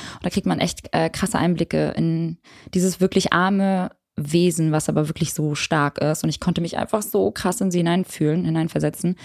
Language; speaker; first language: German; early bilingual, other home language; Albanian